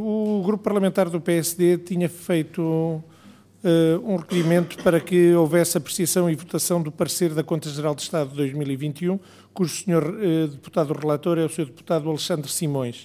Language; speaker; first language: Portuguese; native; Portuguese